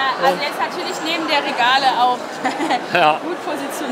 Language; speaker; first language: German; native; German